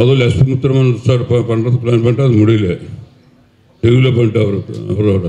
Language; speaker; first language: Tamil; non-native, learner; Telugu